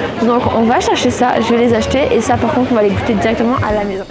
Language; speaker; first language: French; native; French